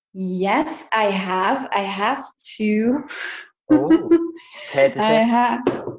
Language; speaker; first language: English; non-native, fluent; Hungarian